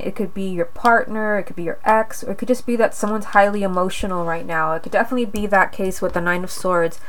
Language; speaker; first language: English; native; English